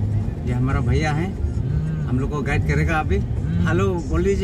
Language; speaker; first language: Hindi; non-native, local second language; Khasi